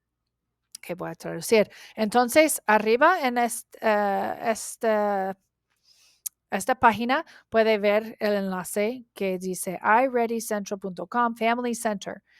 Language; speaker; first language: Spanish; non-native, learner; English